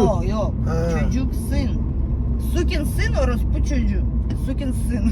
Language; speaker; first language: Turkish; non-native, learner; Russian